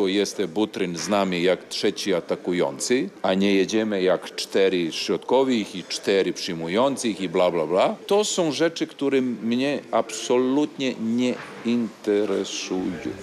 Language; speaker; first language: Polish; non-native, learner; Serbian